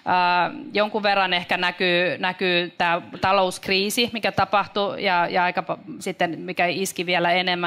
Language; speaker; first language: Finnish; native; Finnish